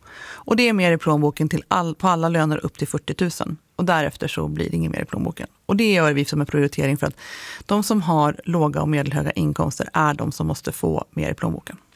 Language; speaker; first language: Swedish; native; Swedish